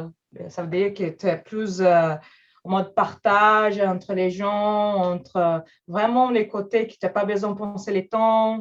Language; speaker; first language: French; non-native, fluent; Portuguese